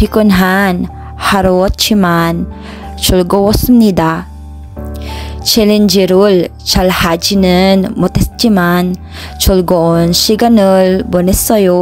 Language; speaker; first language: Korean; non-native, learner; Filipino